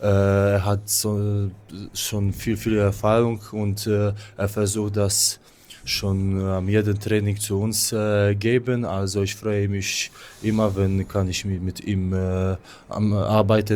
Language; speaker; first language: German; non-native, learner; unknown